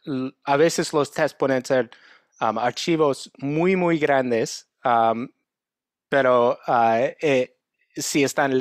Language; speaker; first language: Spanish; non-native, fluent; English